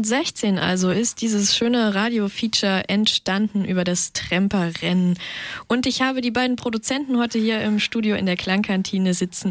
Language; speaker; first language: German; native; German